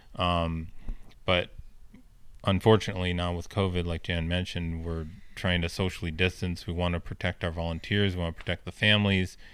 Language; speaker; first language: English; native; English